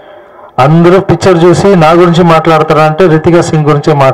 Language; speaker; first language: Telugu; non-native, fluent; Tamil